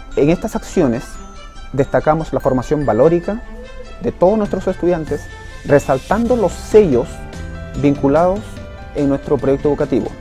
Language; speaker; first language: Spanish; native; Spanish